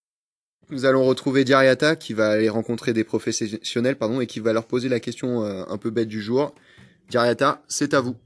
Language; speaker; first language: French; native; French